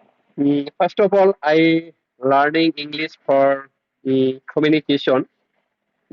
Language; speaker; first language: English; non-native, learner; Bangla